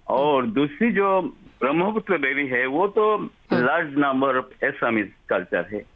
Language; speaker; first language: Hindi; non-native, local second language; Bangla